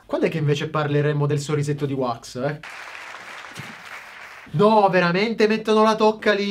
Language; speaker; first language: Italian; native; Italian